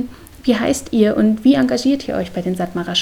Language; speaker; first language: German; native; German